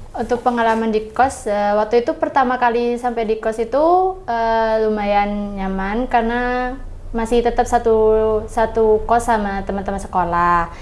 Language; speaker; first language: Indonesian; non-native, local second language; Madurese